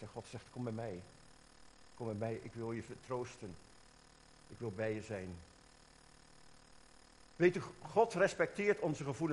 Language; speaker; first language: Dutch; native; Dutch